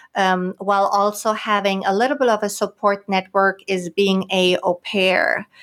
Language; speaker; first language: English; non-native, fluent; German